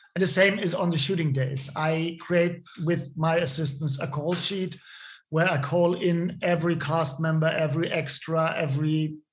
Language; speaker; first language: English; non-native, fluent; German